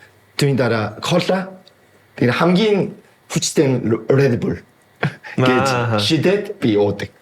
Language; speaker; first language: Mongolian; non-native, fluent; Korean